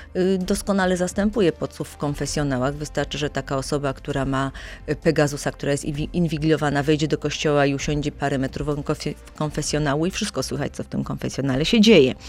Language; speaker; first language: Polish; native; Polish